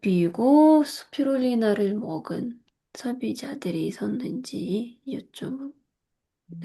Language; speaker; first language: Korean; non-native, fluent; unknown